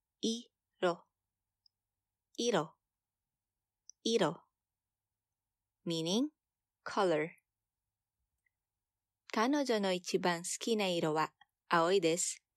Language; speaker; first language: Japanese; non-native, fluent; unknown